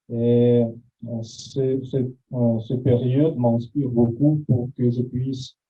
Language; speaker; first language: French; non-native, fluent; Russian